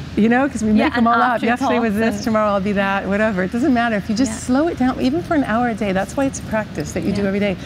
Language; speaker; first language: English; native; English